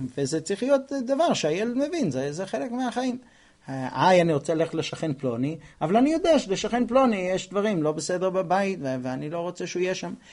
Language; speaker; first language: Hebrew; non-native, fluent; English